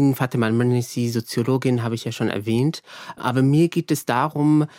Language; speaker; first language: German; early bilingual, other home language; Arabic